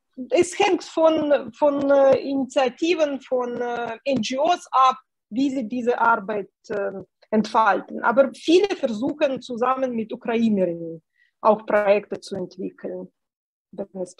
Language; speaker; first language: German; non-native, fluent; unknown